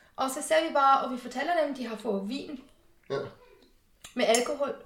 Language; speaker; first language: Danish; non-native, fluent; English